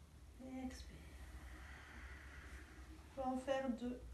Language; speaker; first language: French; native; French